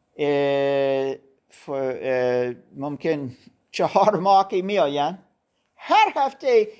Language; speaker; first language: Persian; non-native, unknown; German